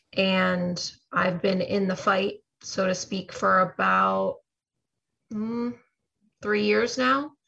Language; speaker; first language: English; native; English